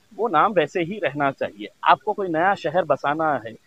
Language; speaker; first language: Hindi; non-native, local second language; Urdu